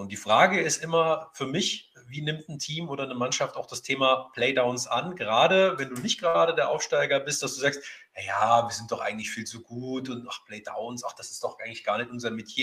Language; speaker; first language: German; native; German